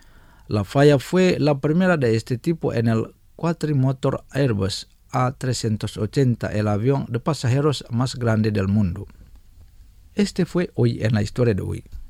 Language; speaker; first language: Spanish; non-native, fluent; Indonesian